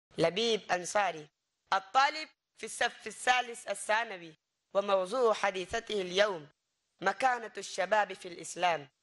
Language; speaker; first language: Arabic; non-native, fluent; Bangla